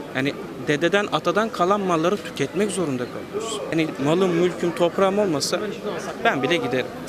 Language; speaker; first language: Turkish; non-native, local second language; Kurdish